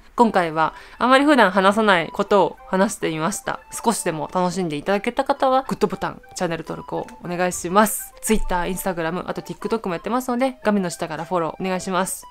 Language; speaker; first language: Japanese; native; Japanese